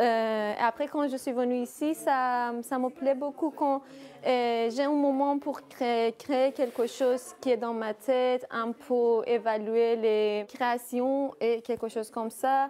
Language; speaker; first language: French; non-native, learner; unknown